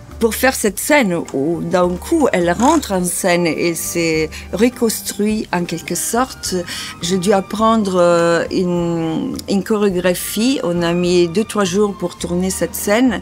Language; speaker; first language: French; non-native, fluent; Italian